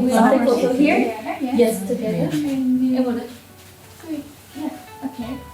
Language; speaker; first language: English; non-native, local second language; Vietnamese